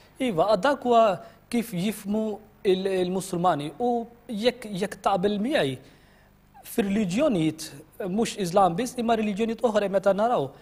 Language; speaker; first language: Maltese; non-native, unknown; Urdu